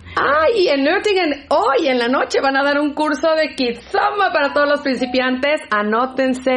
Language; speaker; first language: Spanish; non-native, learner; German